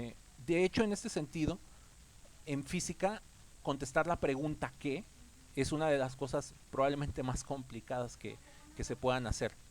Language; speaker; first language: Spanish; native; Spanish